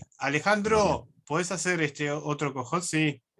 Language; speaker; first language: Spanish; native; Spanish